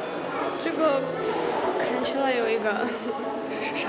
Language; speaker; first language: Chinese; non-native, learner; Ukrainian